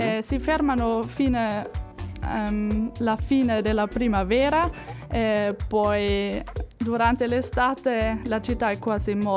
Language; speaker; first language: Italian; non-native, fluent; German